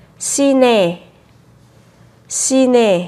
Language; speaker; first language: Korean; non-native, fluent; Vietnamese